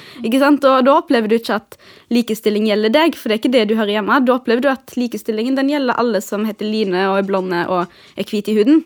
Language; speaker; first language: Norwegian; early bilingual, other home language; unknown